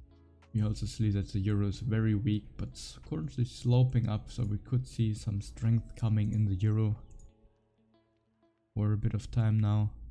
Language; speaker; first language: English; non-native, fluent; German